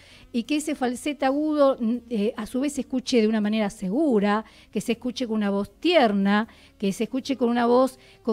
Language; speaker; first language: Spanish; native; Spanish